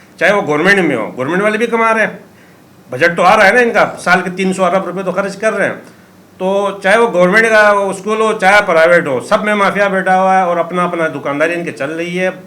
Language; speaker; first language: Urdu; native; Urdu